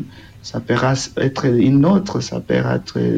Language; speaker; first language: French; non-native, learner; Portuguese